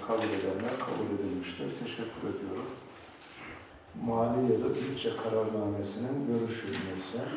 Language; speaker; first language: Turkish; native; Turkish